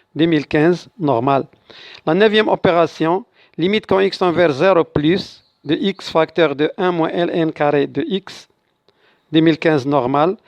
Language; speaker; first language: French; non-native, local second language; Arabic